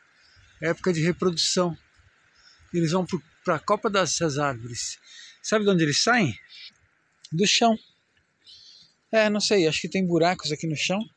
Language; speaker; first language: Portuguese; native; Portuguese